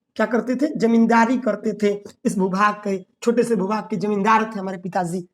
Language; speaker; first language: Hindi; native; Hindi